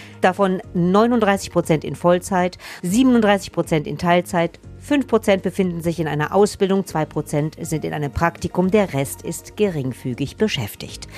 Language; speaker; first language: German; native; German